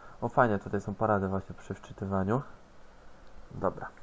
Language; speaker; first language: Polish; native; Polish